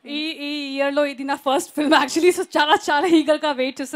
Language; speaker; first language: Telugu; non-native, learner; Hindi